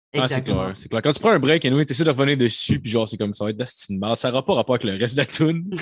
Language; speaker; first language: French; native; French